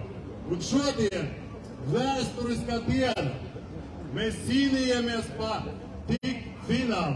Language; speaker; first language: Latvian; non-native, local second language; Russian